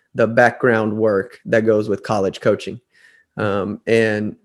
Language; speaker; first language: English; non-native, fluent; Portuguese